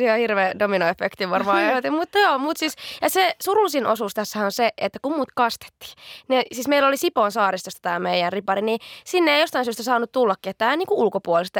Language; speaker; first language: Finnish; native; Finnish